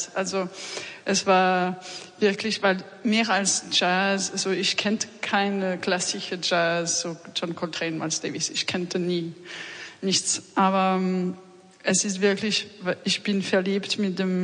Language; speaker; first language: German; non-native, fluent; French